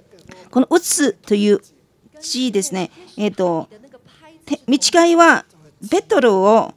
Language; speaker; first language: Japanese; non-native, fluent; Chinese